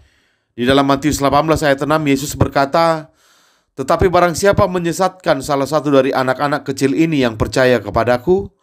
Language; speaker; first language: Indonesian; native; Indonesian